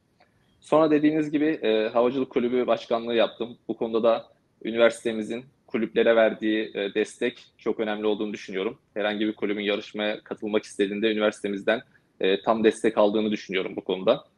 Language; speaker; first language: Turkish; native; Turkish